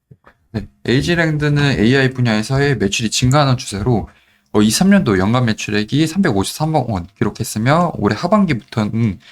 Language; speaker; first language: Korean; native; Korean